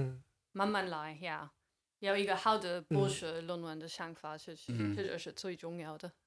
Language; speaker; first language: Chinese; non-native, fluent; English